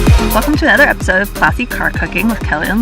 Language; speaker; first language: English; native; English